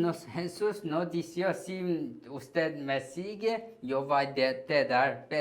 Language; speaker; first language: Spanish; non-native, learner; Korean